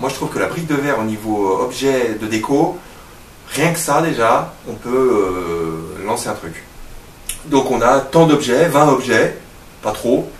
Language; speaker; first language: French; native; French